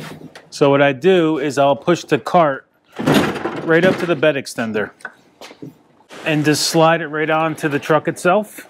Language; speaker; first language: English; native; English